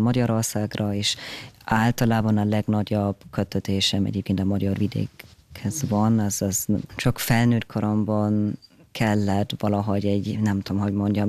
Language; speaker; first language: Hungarian; non-native, fluent; German